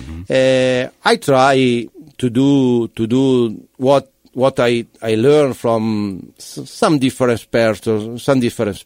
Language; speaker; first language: English; non-native, learner; Italian